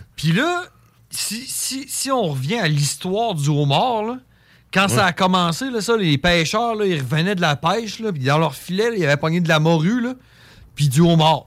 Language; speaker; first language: French; native; French